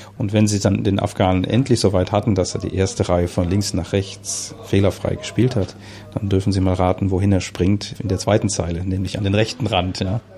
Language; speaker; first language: German; native; German